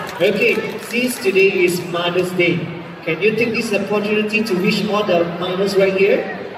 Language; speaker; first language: English; non-native, local second language; Chinese